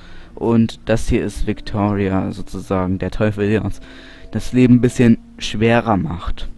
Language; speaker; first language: German; native; German